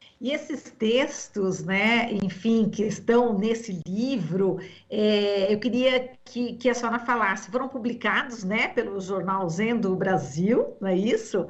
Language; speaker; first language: Portuguese; native; Portuguese